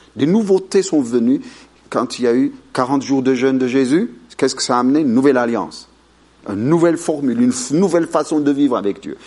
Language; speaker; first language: French; non-native, fluent; Amharic